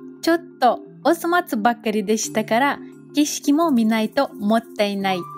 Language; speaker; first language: Japanese; non-native, fluent; Russian